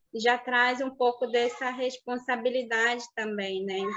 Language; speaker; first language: Portuguese; non-native, local second language; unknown